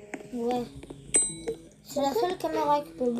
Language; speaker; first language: French; early bilingual, other home language; Portuguese